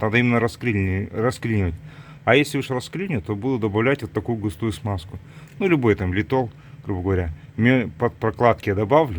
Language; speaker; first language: Russian; native; Russian